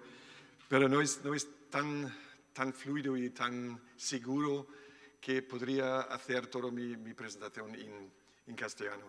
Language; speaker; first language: Spanish; non-native, learner; German